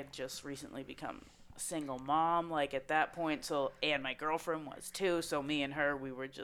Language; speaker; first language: English; native; English